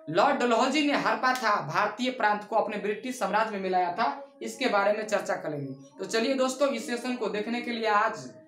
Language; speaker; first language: Hindi; native; Hindi